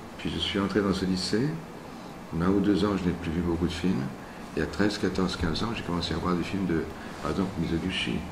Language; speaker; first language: French; native; French